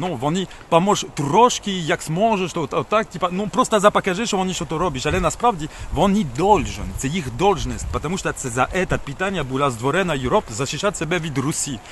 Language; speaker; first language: Ukrainian; non-native, learner; French